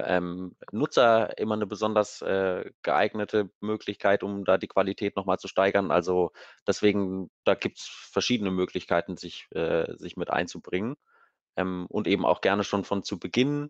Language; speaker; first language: German; native; German